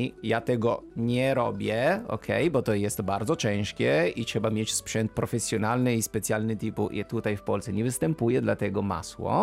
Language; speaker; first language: Polish; non-native, fluent; Italian